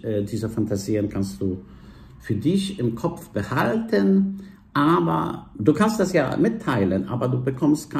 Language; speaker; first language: German; non-native, fluent; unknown